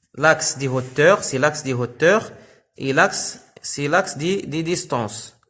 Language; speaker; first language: French; non-native, local second language; Arabic